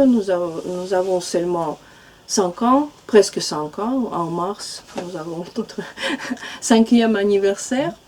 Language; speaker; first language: French; non-native, fluent; Russian